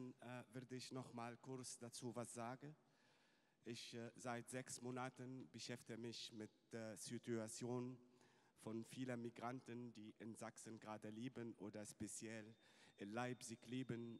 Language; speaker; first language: German; non-native, fluent; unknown